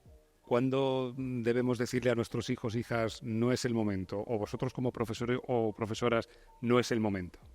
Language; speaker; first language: Spanish; native; Spanish